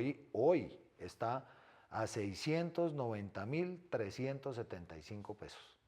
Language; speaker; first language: Spanish; native; Spanish